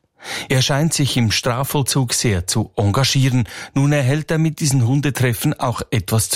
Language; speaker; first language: German; native; German